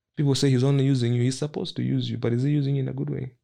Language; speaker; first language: English; non-native, local second language; Nyanja